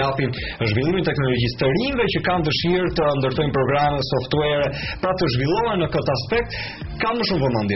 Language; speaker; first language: Albanian; native; Albanian